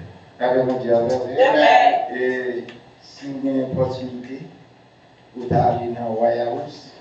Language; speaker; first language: French; non-native, local second language; Haitian Creole